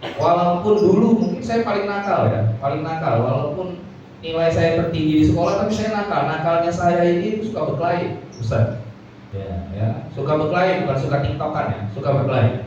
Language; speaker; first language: Indonesian; native; Indonesian